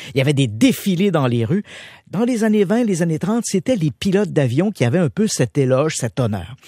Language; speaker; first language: French; native; French